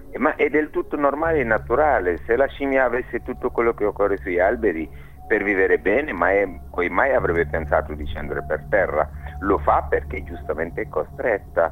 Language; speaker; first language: Italian; non-native, fluent; Wolof